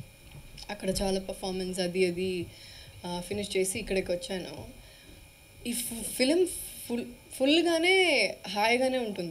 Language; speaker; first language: Telugu; non-native, fluent; Malayalam